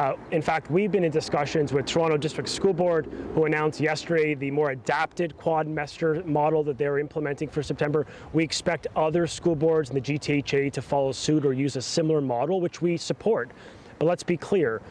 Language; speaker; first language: English; native; English